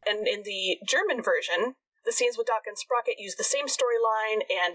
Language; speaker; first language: English; native; English